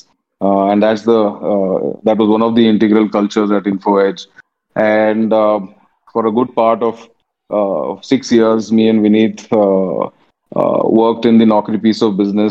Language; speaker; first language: English; non-native, local second language; Tamil